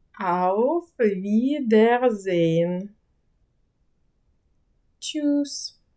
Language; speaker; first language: German; non-native, fluent; Ukrainian